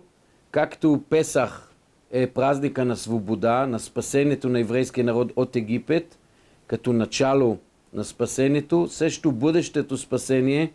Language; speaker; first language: Bulgarian; non-native, fluent; Hebrew